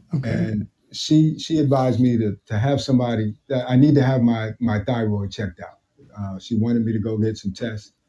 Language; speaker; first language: English; native; English